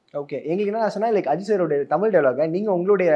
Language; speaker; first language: Tamil; native; Tamil